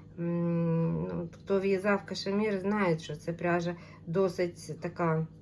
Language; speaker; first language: Ukrainian; non-native, local second language; Russian